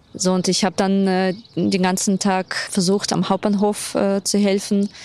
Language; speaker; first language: German; non-native, fluent; Ukrainian